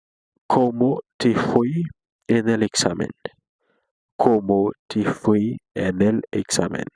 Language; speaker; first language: Spanish; non-native, fluent; Haitian Creole